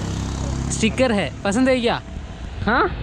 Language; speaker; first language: Hindi; non-native, local second language; Malayalam